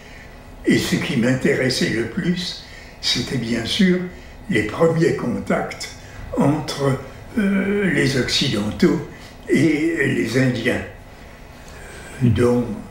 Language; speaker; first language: French; native; French